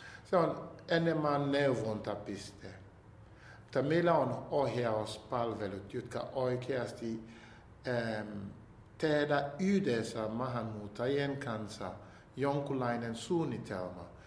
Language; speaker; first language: Finnish; non-native, fluent; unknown